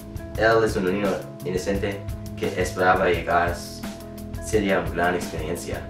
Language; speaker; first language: Spanish; non-native, learner; English